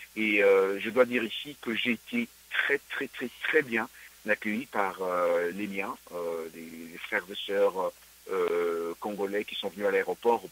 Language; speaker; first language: French; non-native, local second language; Luba-Lulua